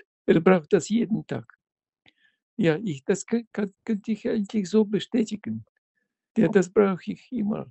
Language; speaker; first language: German; non-native, fluent; Russian